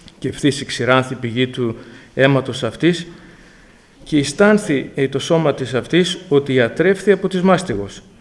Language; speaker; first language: Greek; native; Greek